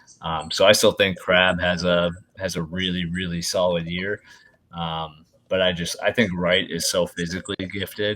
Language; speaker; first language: English; native; English